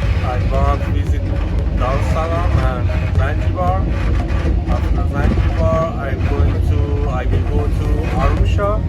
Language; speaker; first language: English; non-native, learner; Persian